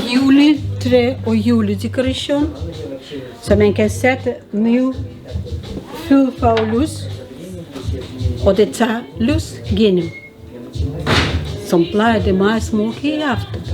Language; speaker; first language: Danish; non-native, learner; Russian